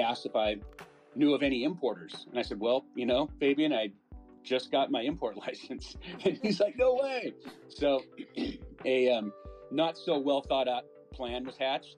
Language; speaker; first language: English; native; English